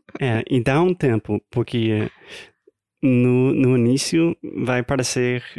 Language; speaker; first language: Portuguese; non-native, fluent; English